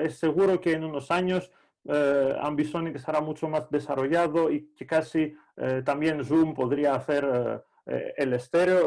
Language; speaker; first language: Spanish; non-native, fluent; Greek